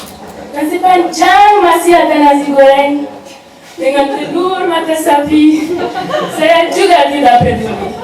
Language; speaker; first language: Indonesian; non-native, learner; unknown